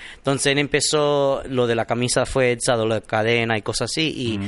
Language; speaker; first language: Spanish; early bilingual, heritage; Spanish